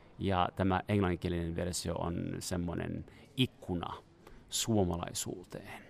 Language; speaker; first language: Finnish; non-native, fluent; French